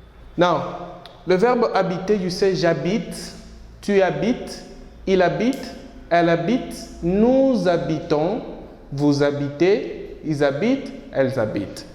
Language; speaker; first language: French; non-native, fluent; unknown